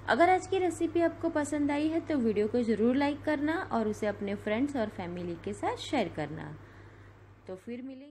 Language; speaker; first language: Hindi; non-native, local second language; Gujarati